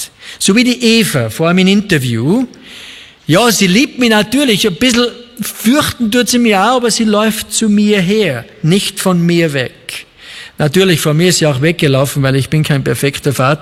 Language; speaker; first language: German; native; German